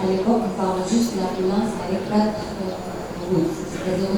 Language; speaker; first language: French; non-native, learner; Indonesian